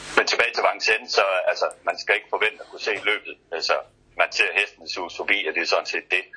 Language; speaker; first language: Danish; native; Danish